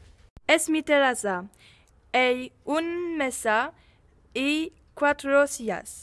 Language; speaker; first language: Spanish; non-native, learner; French